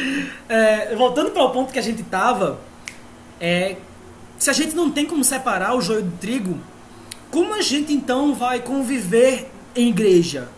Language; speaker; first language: Portuguese; native; Portuguese